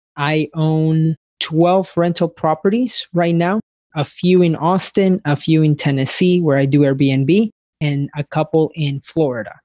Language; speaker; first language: English; early bilingual, other home language; Spanish